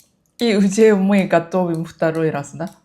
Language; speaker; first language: Russian; non-native, learner; Japanese